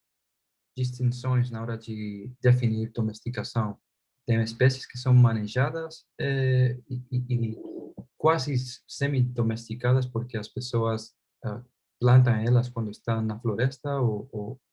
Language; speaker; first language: Portuguese; non-native, fluent; Spanish